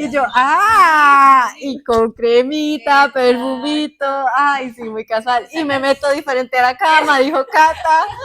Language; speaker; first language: Spanish; native; Spanish